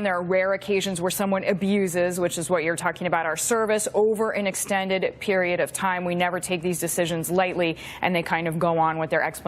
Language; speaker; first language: English; native; English